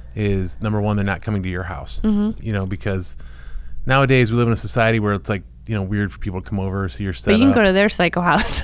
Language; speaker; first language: English; native; English